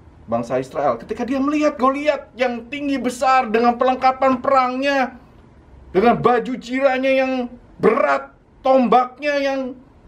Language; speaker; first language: Indonesian; native; Indonesian